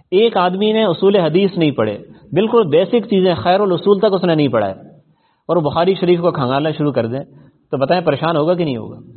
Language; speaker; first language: Urdu; non-native, local second language; Punjabi